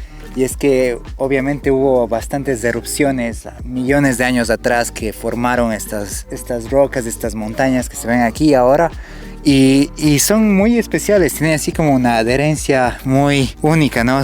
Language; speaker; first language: Spanish; native; Spanish